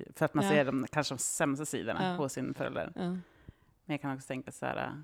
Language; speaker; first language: Swedish; native; Swedish